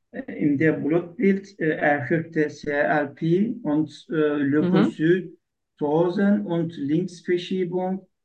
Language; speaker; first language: German; non-native, learner; Turkish